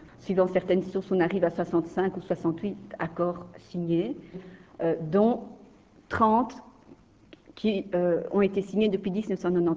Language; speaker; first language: French; native; French